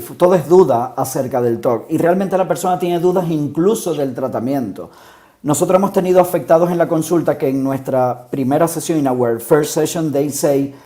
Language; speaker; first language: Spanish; native; Spanish